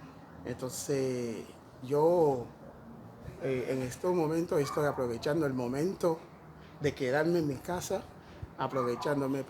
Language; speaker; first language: Spanish; non-native, fluent; Haitian Creole